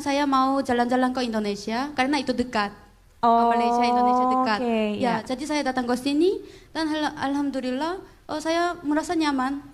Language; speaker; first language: Indonesian; non-native, learner; Korean